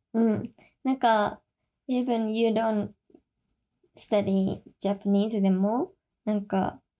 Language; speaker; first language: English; non-native, learner; Japanese